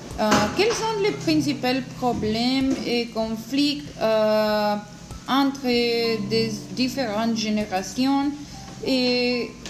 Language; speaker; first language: French; non-native, learner; Spanish